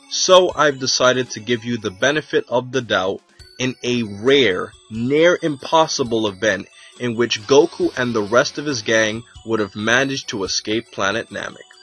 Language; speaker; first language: English; native; English